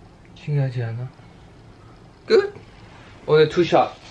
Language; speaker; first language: Korean; non-native, fluent; Thai